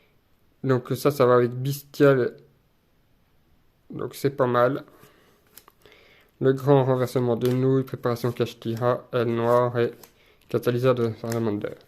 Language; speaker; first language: French; native; French